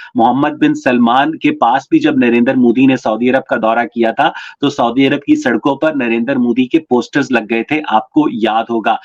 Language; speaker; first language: Urdu; native; Urdu